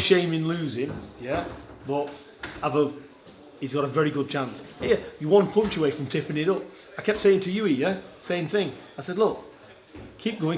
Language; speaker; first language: English; native; English